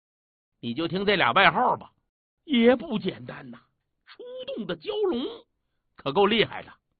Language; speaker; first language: Chinese; native; Chinese